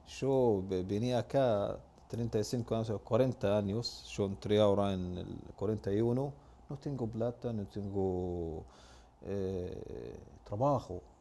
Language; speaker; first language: Spanish; non-native, learner; Arabic